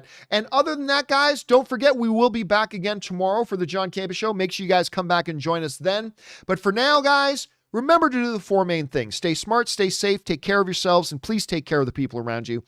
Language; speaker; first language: English; native; English